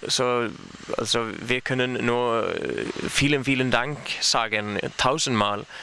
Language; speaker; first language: German; non-native, learner; Swedish